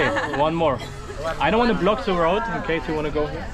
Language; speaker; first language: English; non-native, fluent; German